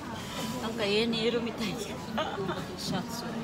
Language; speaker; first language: Japanese; non-native, learner; Filipino